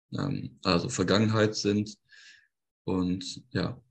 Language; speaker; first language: German; non-native, fluent; French